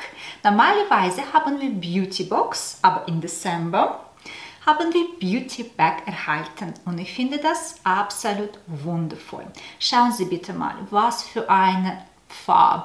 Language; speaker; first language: German; non-native, learner; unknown